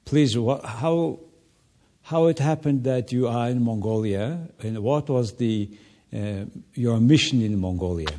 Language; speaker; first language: English; non-native, learner; Mongolian